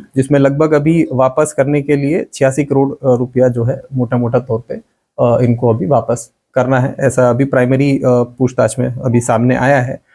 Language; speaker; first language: Hindi; non-native, local second language; Gujarati